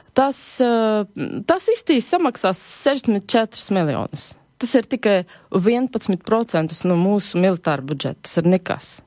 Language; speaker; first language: Latvian; non-native, local second language; Russian